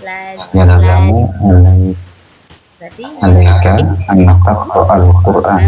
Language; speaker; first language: Arabic; non-native, learner; Indonesian